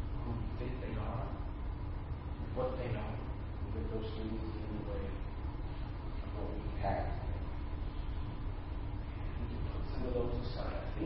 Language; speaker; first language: English; native; English